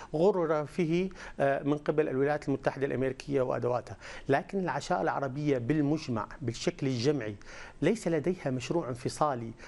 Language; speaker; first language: Arabic; native; Arabic